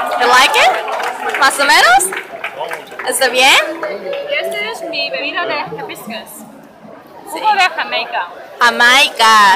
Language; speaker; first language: Spanish; non-native, learner; English